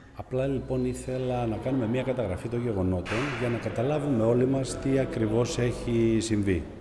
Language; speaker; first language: Greek; native; Greek